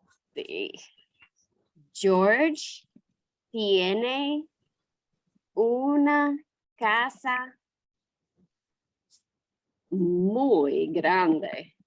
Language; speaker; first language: Spanish; non-native, fluent; English